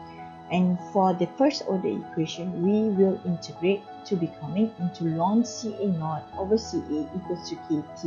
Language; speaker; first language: English; non-native, local second language; Malay